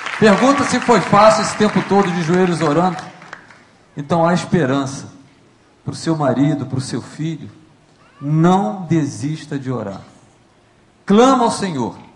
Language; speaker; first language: Portuguese; native; Portuguese